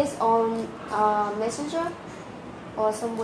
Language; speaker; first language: English; non-native, learner; Vietnamese